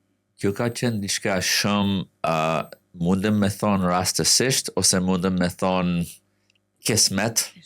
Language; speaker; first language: Albanian; non-native, fluent; English